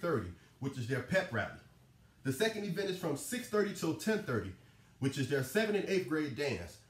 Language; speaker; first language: English; native; English